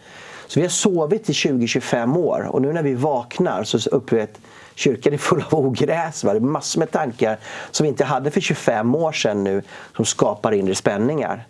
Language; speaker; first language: Swedish; native; Swedish